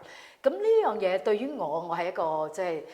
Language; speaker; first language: Cantonese; native; Cantonese